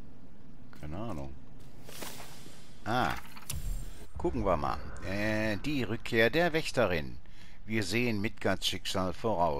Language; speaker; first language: German; native; German